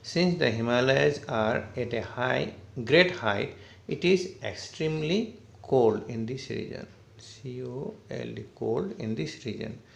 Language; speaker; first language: English; non-native, local second language; Assamese